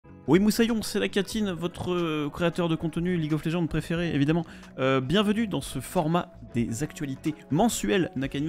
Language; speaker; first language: French; native; French